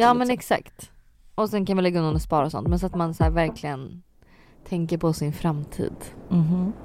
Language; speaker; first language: Swedish; native; Swedish